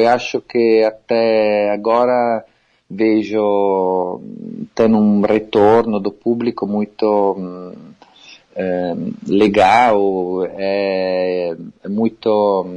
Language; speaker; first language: Portuguese; non-native, fluent; Italian